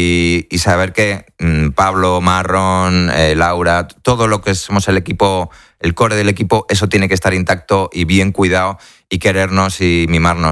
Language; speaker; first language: Spanish; native; Spanish